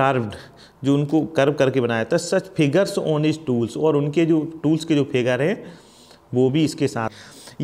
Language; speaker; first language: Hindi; native; Hindi